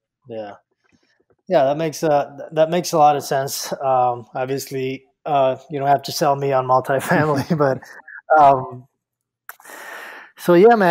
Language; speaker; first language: English; non-native, fluent; Spanish